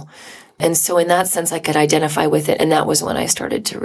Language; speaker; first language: English; native; English